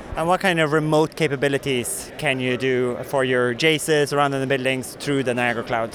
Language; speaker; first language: English; non-native, fluent; Norwegian